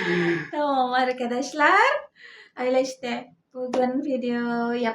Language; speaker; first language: Turkish; non-native, learner; Indonesian